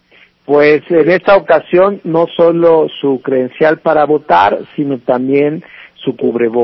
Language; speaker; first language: Spanish; native; Spanish